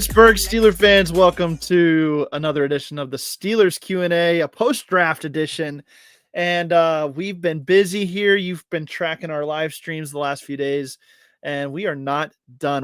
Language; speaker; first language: English; native; English